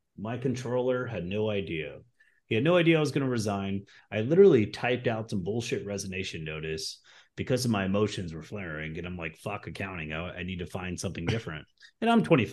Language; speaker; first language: English; native; English